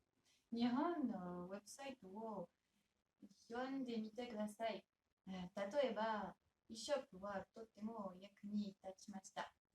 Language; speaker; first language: Japanese; non-native, learner; French